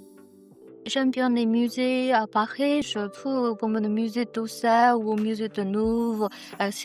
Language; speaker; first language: French; non-native, learner; Chinese